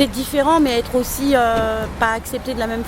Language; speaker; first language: French; native; French